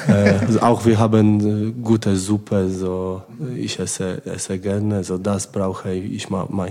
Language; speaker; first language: German; non-native, learner; Polish